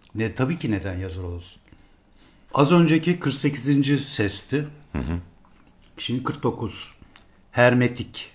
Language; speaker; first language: Turkish; native; Turkish